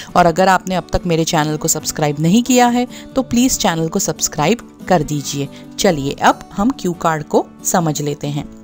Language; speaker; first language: Hindi; non-native, local second language; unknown